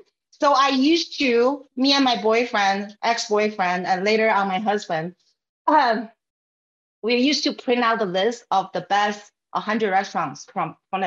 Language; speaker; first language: English; non-native, fluent; Chinese